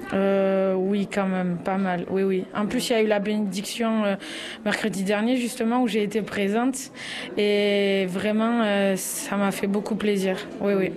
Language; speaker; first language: French; native; French